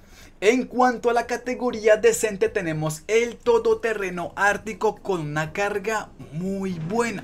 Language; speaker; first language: Spanish; native; Spanish